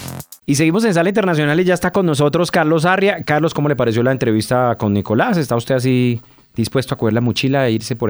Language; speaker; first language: Spanish; native; Spanish